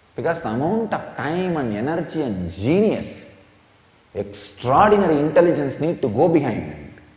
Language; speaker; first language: English; non-native, local second language; Tamil